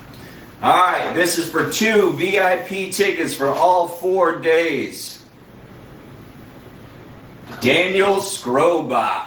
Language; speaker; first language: English; native; English